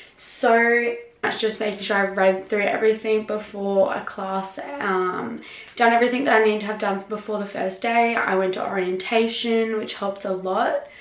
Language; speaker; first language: English; native; English